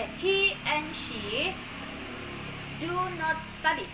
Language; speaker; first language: English; non-native, learner; Indonesian